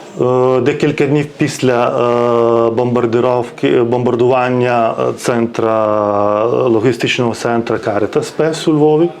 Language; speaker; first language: Ukrainian; non-native, fluent; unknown